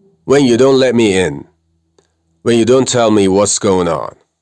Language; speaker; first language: English; non-native, fluent; Persian